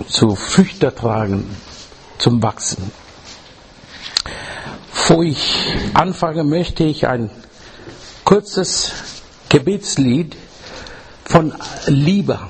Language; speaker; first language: German; non-native, learner; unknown